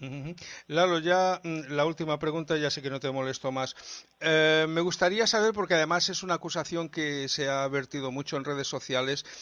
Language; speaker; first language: Spanish; native; Spanish